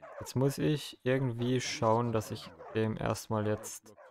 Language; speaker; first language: German; native; German